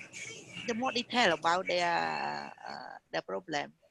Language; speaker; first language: English; non-native, learner; Vietnamese